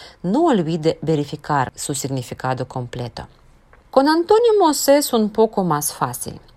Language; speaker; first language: Spanish; non-native, fluent; Russian